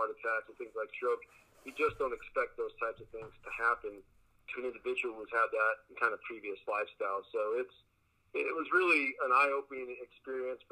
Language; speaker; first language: English; early bilingual, other home language; Spanish